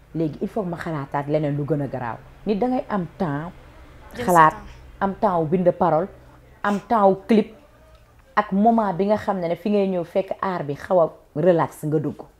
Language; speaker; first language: Wolof; non-native, local second language; Fula